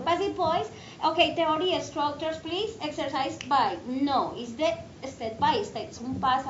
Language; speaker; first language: English; non-native, fluent; Spanish